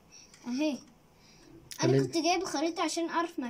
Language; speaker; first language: Arabic; native; Arabic